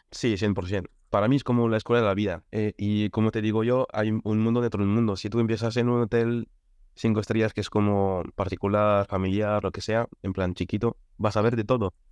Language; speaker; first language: Spanish; non-native, fluent; French